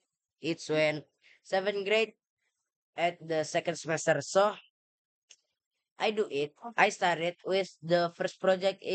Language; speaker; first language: English; non-native, learner; Indonesian